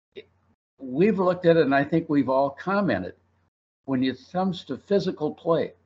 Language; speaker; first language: English; native; English